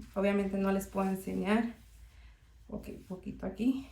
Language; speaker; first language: Spanish; early bilingual, heritage; Spanish